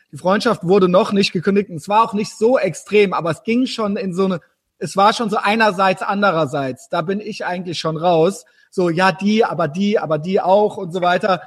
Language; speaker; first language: German; native; German